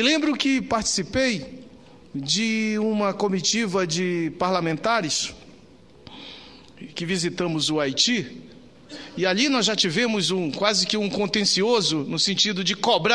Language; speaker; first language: Portuguese; native; Portuguese